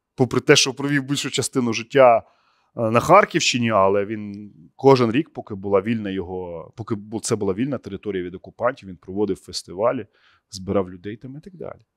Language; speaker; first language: Ukrainian; native; Ukrainian